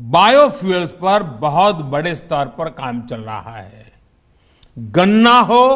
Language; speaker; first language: Hindi; non-native, local second language; Gujarati